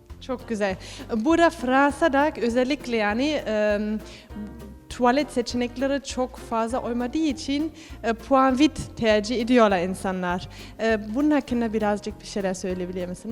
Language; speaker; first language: Turkish; early bilingual, heritage; Turkish